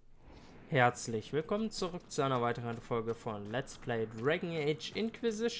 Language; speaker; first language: German; native; German